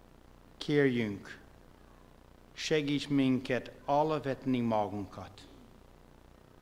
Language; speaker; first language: Hungarian; non-native, fluent; English